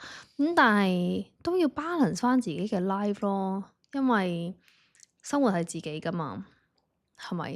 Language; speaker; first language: Cantonese; native; Cantonese